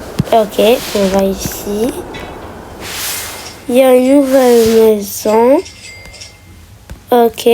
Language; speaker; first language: French; native; French